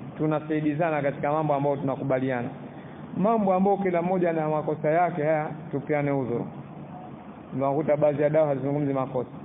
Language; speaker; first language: Swahili; native; Swahili